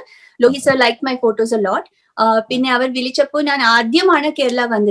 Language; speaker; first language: Malayalam; non-native, learner; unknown